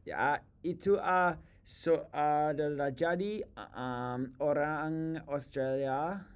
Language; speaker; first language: Indonesian; non-native, learner; English